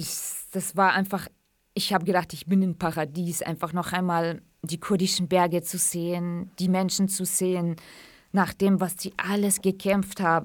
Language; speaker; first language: German; early bilingual, other home language; Central Kurdish